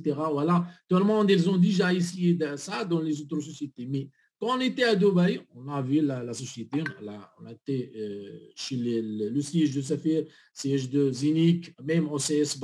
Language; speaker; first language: French; non-native, learner; Arabic